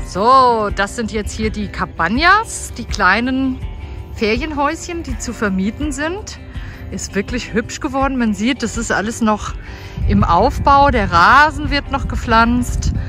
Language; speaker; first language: German; native; German